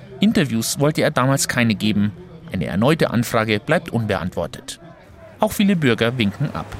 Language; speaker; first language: German; native; German